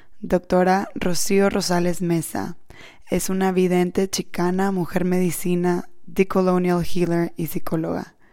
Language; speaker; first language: Spanish; early bilingual, heritage; Spanish